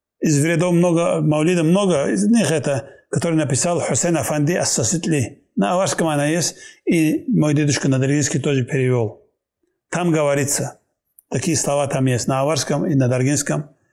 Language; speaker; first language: Russian; non-native, local second language; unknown